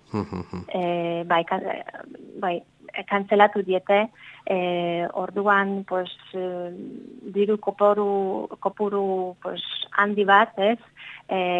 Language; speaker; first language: Basque; non-native, learner; Polish